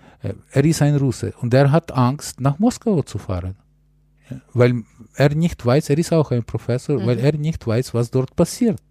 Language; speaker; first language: German; non-native, fluent; Ukrainian